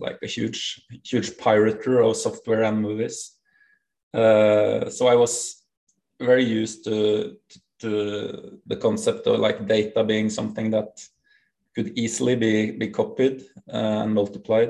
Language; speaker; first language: English; non-native, fluent; Norwegian